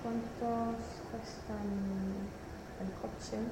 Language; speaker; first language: Spanish; non-native, learner; Swedish